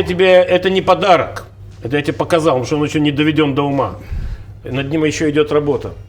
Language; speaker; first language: Russian; native; Russian